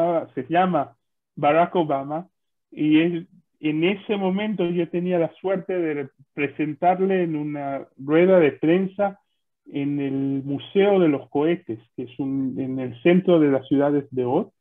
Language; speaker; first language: Spanish; non-native, fluent; Hebrew